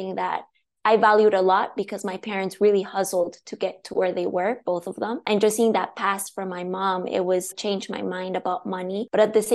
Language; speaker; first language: English; non-native, fluent; Spanish